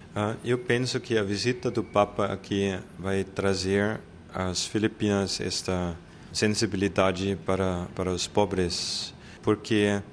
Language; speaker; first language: Portuguese; non-native, fluent; German